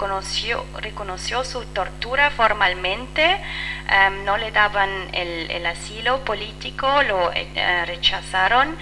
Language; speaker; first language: Spanish; non-native, fluent; French